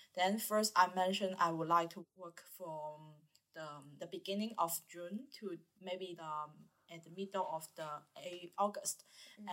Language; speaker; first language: English; non-native, learner; Chinese